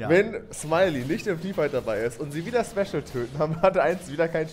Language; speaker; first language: German; native; German